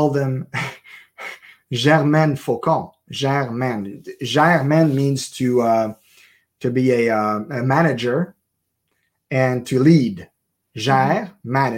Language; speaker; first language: English; native; English